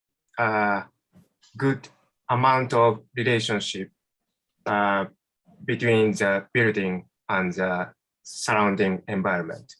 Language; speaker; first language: English; non-native, fluent; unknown